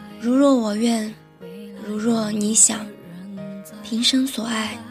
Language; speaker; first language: Chinese; native; Chinese